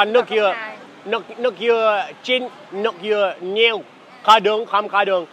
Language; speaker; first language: Vietnamese; non-native, learner; English